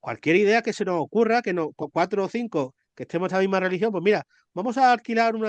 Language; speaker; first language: Spanish; native; Spanish